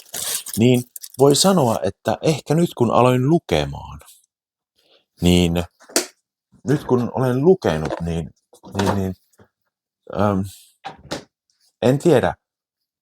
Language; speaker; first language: Finnish; native; Finnish